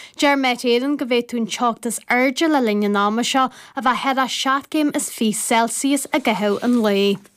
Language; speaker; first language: Irish; native; Irish